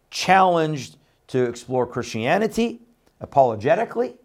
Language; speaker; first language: English; non-native, fluent; Persian